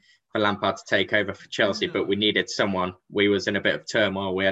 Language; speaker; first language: English; native; English